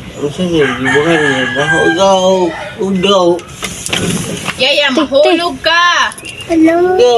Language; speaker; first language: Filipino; non-native, local second language; Cebuano